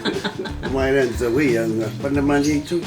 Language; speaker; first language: Indonesian; non-native, learner; English